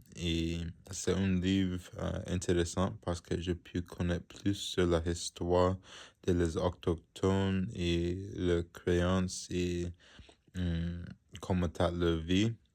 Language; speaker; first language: French; non-native, learner; English